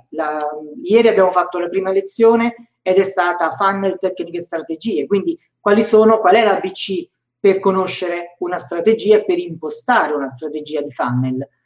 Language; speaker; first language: Italian; native; Italian